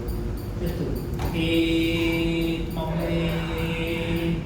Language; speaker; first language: Vietnamese; non-native, learner; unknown